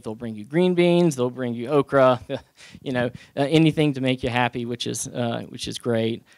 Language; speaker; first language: English; native; English